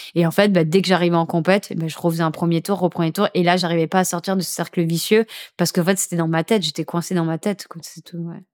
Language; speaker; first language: French; native; French